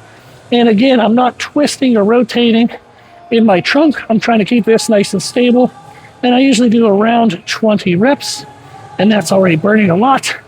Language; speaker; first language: English; native; English